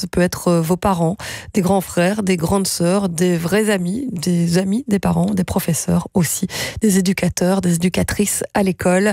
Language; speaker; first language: French; native; French